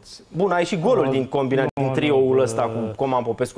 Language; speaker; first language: Romanian; native; Romanian